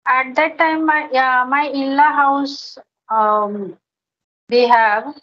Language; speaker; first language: English; non-native, learner; Hindi